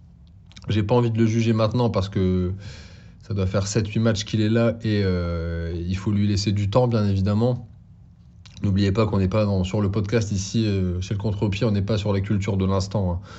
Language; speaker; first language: French; native; French